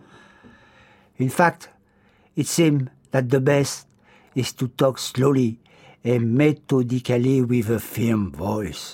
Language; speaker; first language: English; non-native, fluent; French